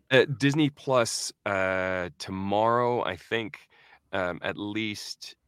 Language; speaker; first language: English; early bilingual, other home language; Norwegian